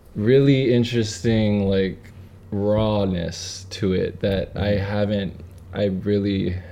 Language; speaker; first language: English; native; English